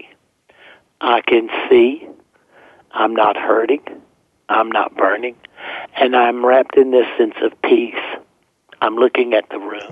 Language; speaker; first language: English; native; English